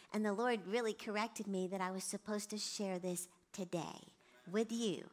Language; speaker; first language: English; native; English